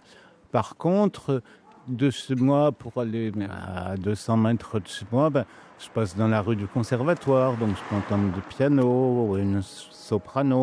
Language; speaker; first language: French; native; French